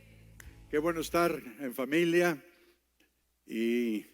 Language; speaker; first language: Spanish; native; Spanish